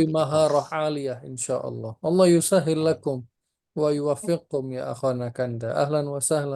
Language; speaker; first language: Arabic; non-native, fluent; Indonesian